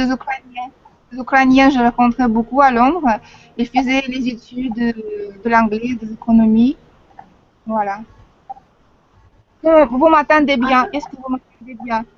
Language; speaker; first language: French; non-native, fluent; Russian